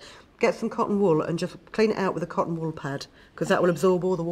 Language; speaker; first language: English; native; English